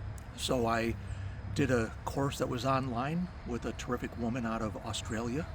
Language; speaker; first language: English; native; English